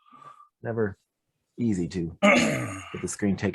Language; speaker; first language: English; native; English